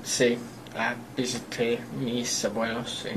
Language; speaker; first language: Spanish; non-native, learner; English